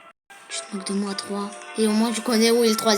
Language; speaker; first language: French; native; French